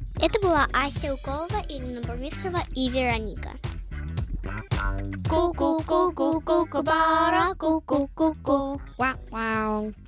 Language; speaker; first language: Russian; early bilingual, heritage; Russian